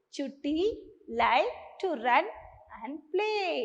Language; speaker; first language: English; non-native, local second language; Tamil